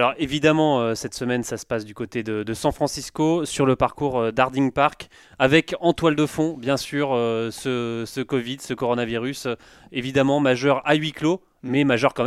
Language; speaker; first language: French; native; French